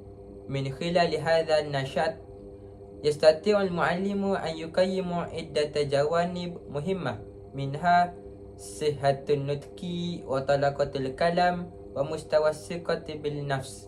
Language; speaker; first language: Arabic; non-native, learner; Malay